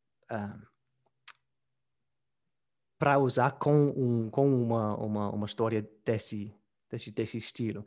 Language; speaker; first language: Portuguese; non-native, fluent; English